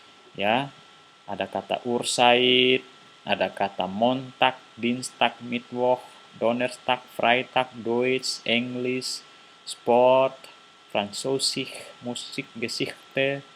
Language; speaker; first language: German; non-native, fluent; Indonesian